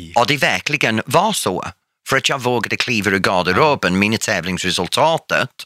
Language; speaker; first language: Swedish; non-native, fluent; English